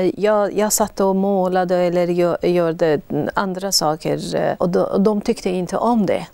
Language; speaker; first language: Swedish; non-native, fluent; Persian